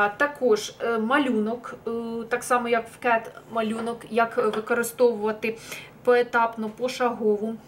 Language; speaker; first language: Ukrainian; non-native, local second language; Russian